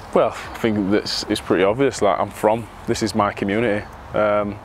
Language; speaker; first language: English; native; English